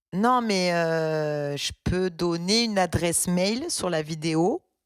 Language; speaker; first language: French; native; French